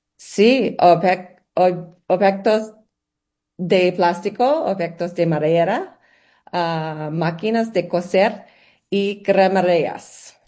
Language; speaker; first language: Spanish; non-native, learner; English